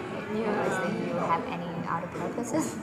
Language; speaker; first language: English; non-native, fluent; Vietnamese